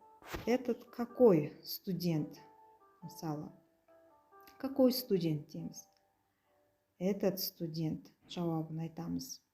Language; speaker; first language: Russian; non-native, local second language; Kazakh